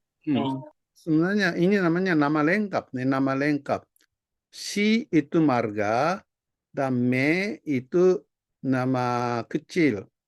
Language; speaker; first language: Indonesian; non-native, fluent; Japanese